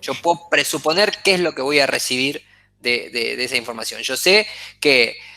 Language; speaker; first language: Spanish; native; Spanish